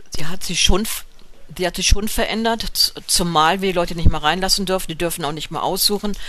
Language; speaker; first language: German; native; German